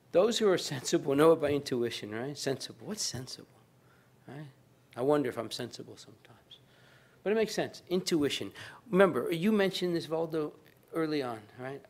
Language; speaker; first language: English; native; English